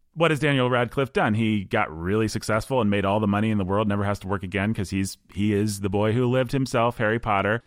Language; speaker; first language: English; native; English